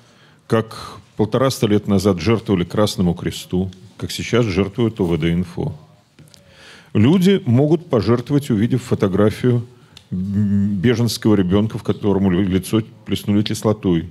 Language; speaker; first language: Russian; native; Russian